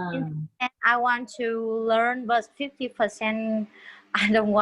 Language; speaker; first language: English; non-native, learner; Vietnamese